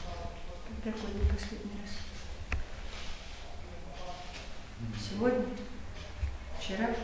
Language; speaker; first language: Russian; non-native, local second language; Kyrgyz